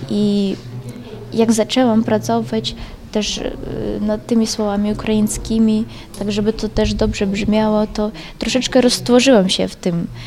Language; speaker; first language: Polish; non-native, fluent; Ukrainian